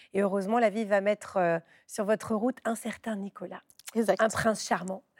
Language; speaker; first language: French; native; French